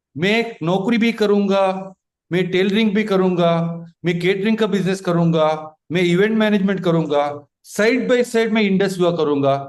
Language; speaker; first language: Hindi; non-native, local second language; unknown